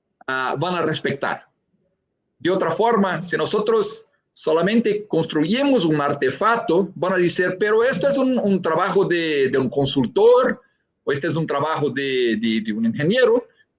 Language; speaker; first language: Spanish; non-native, fluent; Portuguese